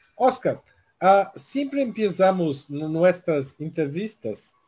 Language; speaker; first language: Spanish; non-native, learner; Portuguese